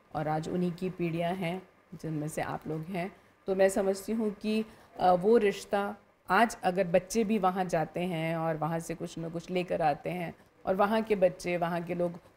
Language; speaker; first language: Hindi; native; Hindi